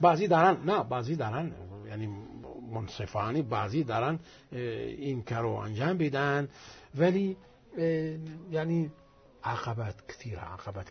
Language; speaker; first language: Persian; non-native, fluent; Arabic